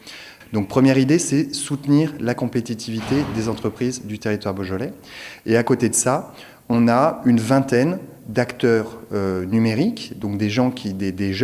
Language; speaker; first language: French; native; French